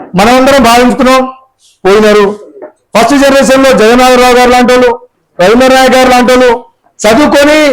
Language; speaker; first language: Telugu; non-native, local second language; Lambadi